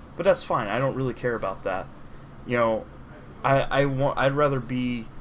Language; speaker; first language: English; native; English